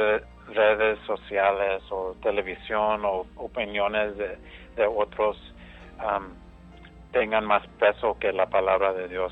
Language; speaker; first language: Spanish; early bilingual, heritage; English